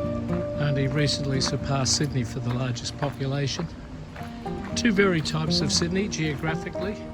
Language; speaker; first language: English; native; English